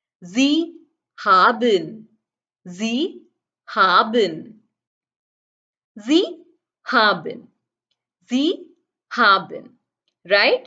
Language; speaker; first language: German; non-native, fluent; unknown